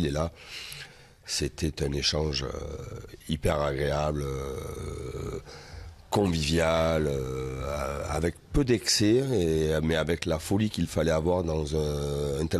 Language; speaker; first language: French; native; French